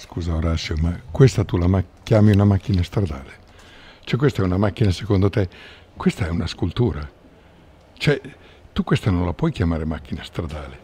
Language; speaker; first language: Italian; native; Italian